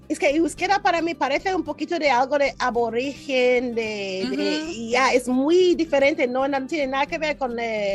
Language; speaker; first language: Spanish; non-native, learner; English